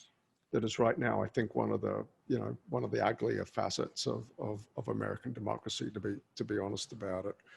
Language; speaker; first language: English; native; English